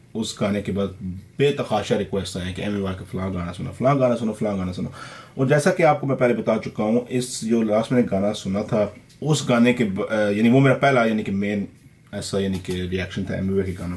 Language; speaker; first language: Urdu; early bilingual, other home language; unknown